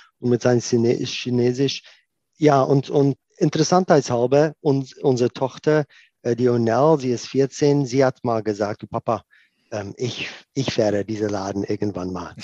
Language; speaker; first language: German; non-native, fluent; Afrikaans